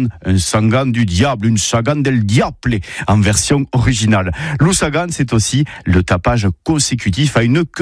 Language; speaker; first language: French; native; French